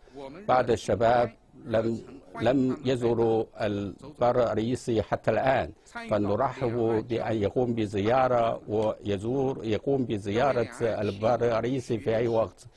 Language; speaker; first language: Arabic; non-native, fluent; Chinese